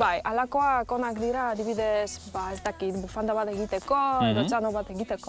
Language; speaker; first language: Basque; non-native, fluent; Polish